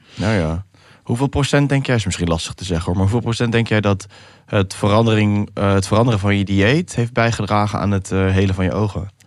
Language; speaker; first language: Dutch; early bilingual, other home language; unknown